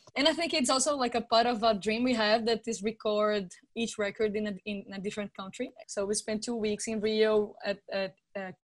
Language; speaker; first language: English; non-native, fluent; Portuguese